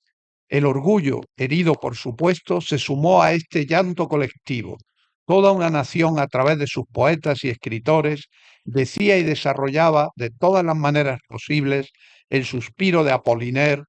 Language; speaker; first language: Spanish; native; Spanish